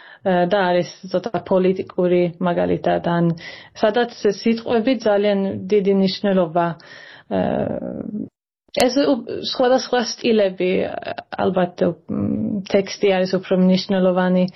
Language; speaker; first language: Georgian; early bilingual, heritage; Georgian